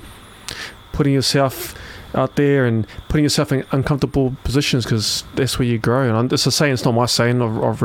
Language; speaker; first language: English; native; English